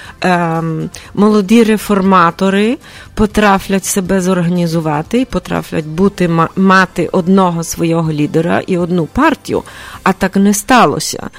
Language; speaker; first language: Ukrainian; early bilingual, heritage; Ukrainian